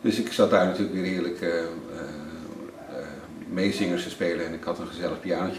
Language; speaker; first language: Dutch; native; Dutch